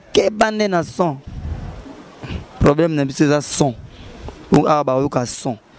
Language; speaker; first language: Lingala; native; Lingala